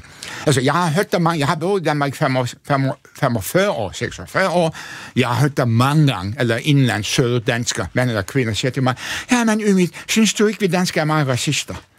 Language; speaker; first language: Danish; non-native, fluent; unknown